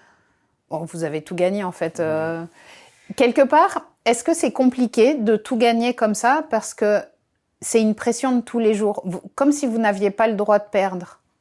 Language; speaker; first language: French; native; French